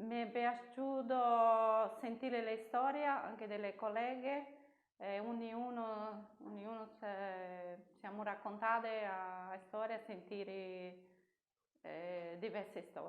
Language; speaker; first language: Italian; non-native, learner; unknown